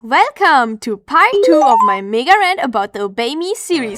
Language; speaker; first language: English; native; English